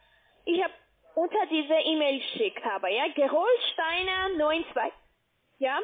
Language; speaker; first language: German; non-native, learner; Russian